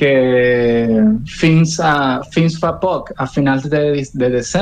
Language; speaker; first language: Catalan; non-native, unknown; Spanish